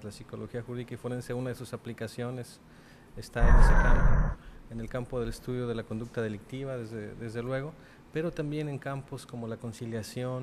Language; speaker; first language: Spanish; native; Spanish